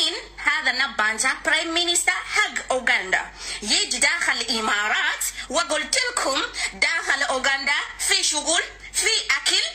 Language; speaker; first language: Arabic; non-native, learner; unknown